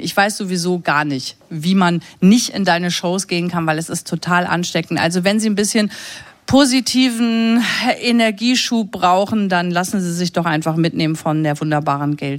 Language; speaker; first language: German; native; German